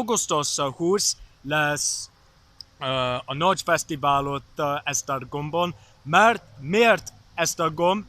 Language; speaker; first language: Hungarian; non-native, learner; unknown